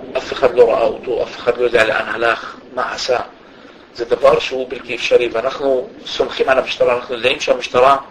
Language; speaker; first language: Hebrew; non-native, local second language; Arabic